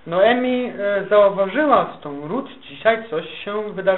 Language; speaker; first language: Polish; native; Polish